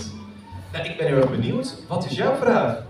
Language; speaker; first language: Dutch; native; Dutch